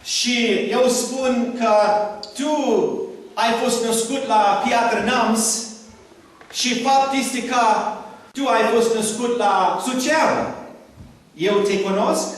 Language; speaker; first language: Romanian; non-native, learner; English